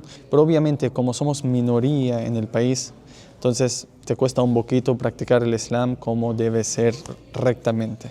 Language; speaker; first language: Spanish; non-native, fluent; Arabic